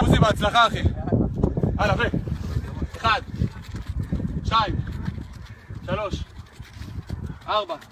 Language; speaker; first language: Hebrew; native; Hebrew